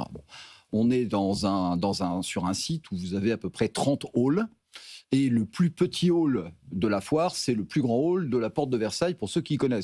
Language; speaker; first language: French; native; French